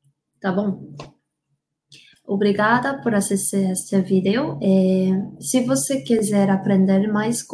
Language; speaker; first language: Portuguese; non-native, learner; Korean